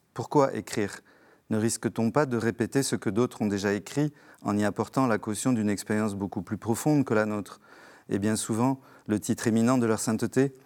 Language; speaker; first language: French; native; French